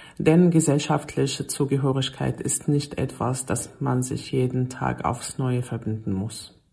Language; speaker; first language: German; non-native, fluent; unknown